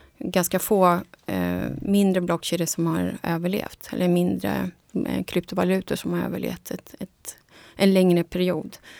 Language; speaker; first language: Swedish; non-native, fluent; Spanish